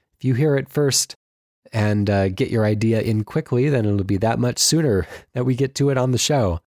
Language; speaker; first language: English; native; English